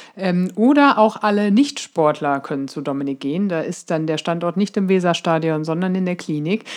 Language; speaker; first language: German; native; German